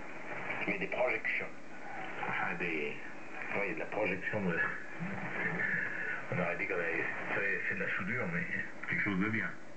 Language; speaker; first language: French; native; French